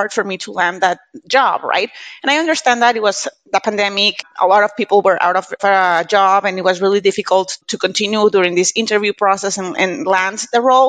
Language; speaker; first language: English; non-native, fluent; Spanish